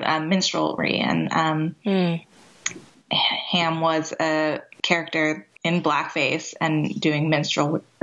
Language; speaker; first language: English; native; English